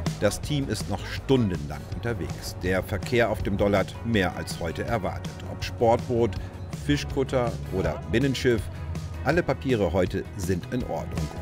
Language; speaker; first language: German; native; German